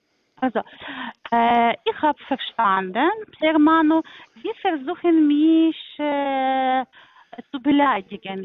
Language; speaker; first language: German; non-native, learner; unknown